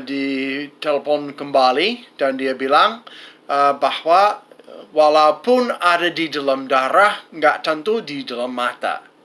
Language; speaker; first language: Indonesian; non-native, fluent; English